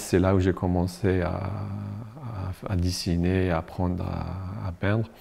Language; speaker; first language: French; non-native, local second language; Arabic